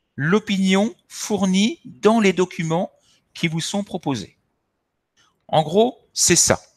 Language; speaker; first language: French; native; French